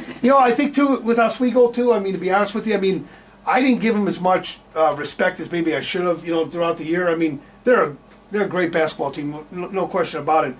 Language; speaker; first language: English; native; English